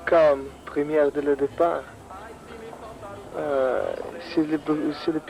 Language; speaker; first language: French; non-native, learner; Portuguese